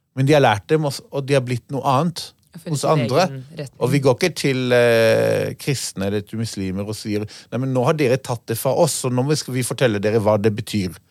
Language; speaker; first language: Norwegian; non-native, fluent; Hebrew